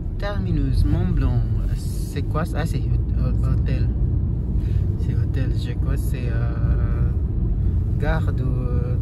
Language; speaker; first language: French; non-native, learner; Filipino